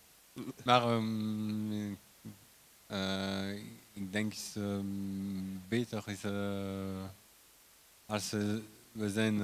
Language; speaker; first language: Dutch; non-native, local second language; French